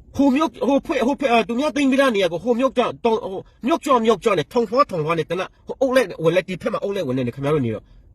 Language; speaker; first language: Burmese; non-native, local second language; Hakha Chin